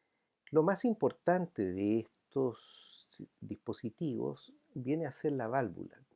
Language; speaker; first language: Spanish; native; Spanish